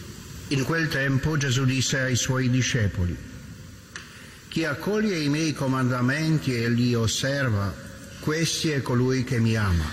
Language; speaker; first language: Italian; native; Italian